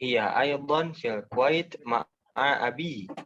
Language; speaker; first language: Arabic; non-native, fluent; Indonesian